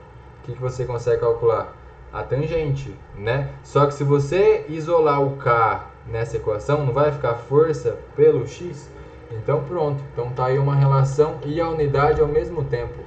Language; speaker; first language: Portuguese; native; Portuguese